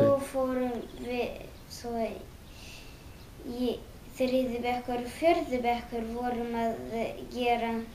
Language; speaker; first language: Icelandic; early bilingual, other home language; Russian